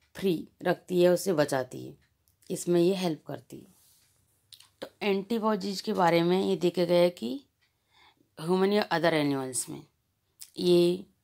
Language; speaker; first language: Hindi; native; Hindi